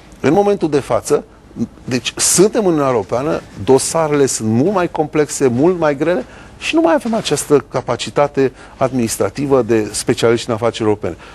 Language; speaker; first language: Romanian; native; Romanian